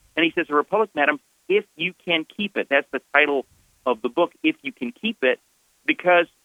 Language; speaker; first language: English; native; English